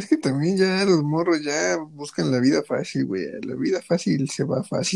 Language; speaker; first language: Spanish; native; Spanish